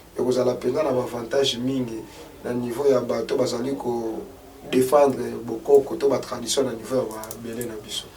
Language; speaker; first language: Lingala; non-native, local second language; Kongo